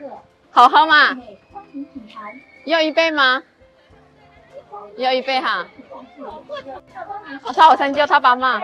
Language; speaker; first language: Chinese; non-native, local second language; Indonesian